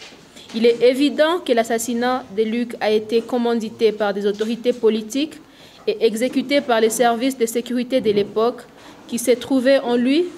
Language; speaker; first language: French; non-native, local second language; Swahili